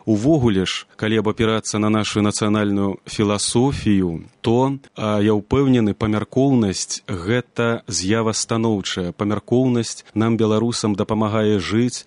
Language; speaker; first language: Belarusian; native; Belarusian